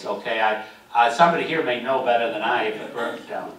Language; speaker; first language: English; native; English